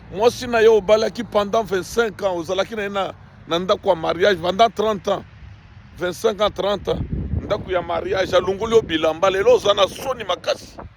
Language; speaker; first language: Lingala; non-native, local second language; Luba-Lulua